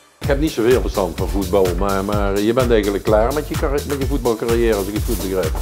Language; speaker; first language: Dutch; native; Dutch